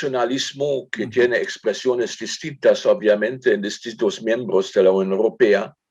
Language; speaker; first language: Spanish; non-native, fluent; German